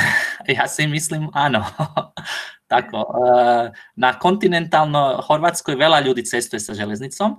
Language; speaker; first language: Slovak; non-native, learner; Croatian